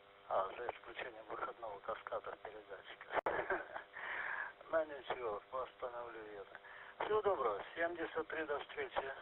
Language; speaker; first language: Russian; native; Russian